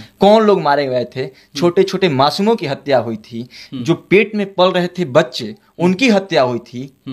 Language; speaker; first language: Hindi; native; Hindi